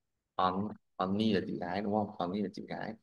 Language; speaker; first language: Vietnamese; native; Vietnamese